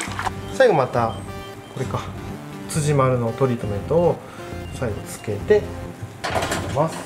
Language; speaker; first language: Japanese; native; Japanese